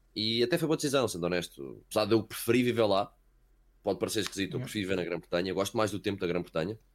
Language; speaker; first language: Portuguese; early bilingual, heritage; Portuguese